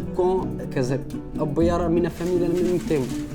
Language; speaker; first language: Portuguese; non-native, learner; Arabic